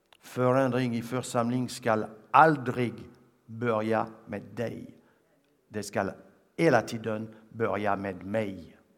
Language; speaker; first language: Swedish; non-native, fluent; French